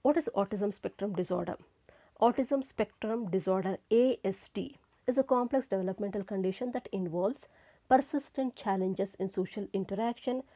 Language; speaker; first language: English; non-native, local second language; Kannada